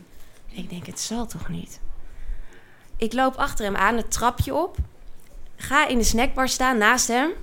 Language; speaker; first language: Dutch; native; Dutch